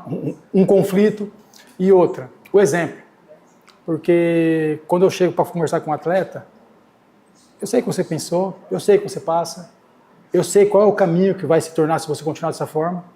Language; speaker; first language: Portuguese; native; Portuguese